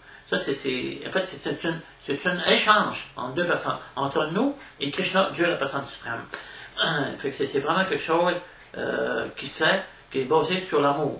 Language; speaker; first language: French; native; French